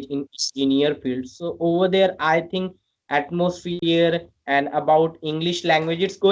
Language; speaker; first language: English; non-native, learner; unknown